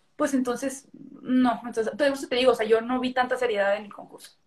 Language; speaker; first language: Spanish; native; Spanish